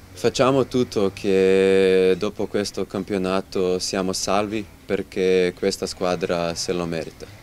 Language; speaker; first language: Italian; non-native, learner; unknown